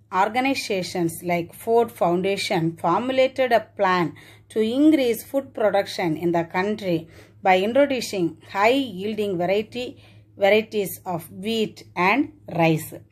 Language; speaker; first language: English; non-native, local second language; Tamil